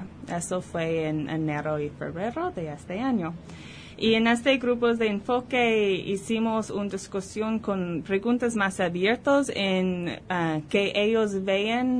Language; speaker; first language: Spanish; early bilingual, heritage; Spanish